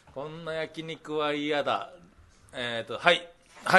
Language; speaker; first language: Japanese; native; Japanese